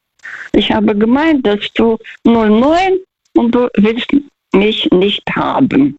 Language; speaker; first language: German; non-native, fluent; Russian